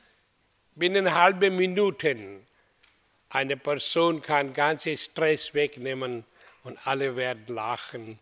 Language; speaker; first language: German; non-native, learner; Hindi